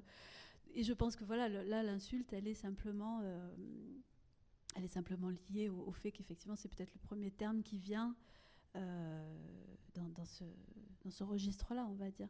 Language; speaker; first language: French; native; French